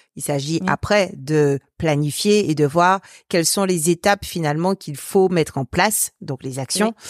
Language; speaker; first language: French; native; French